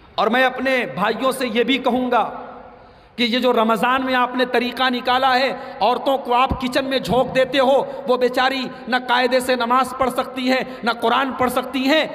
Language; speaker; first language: Urdu; native; Urdu